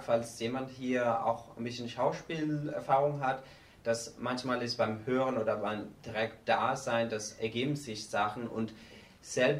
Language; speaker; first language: German; non-native, learner; Spanish